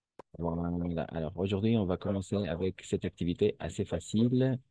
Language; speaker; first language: French; non-native, fluent; Spanish